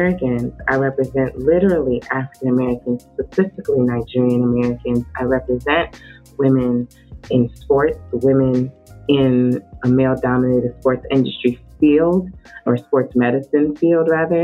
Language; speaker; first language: English; native; English